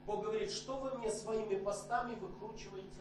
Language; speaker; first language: Polish; non-native, learner; Russian